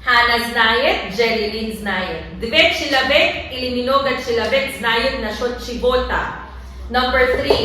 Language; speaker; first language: Russian; non-native, learner; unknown